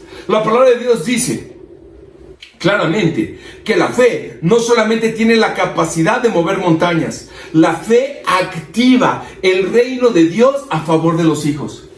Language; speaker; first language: Spanish; native; Spanish